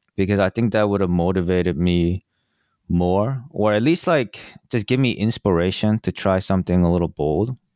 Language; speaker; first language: English; early bilingual, other home language; Korean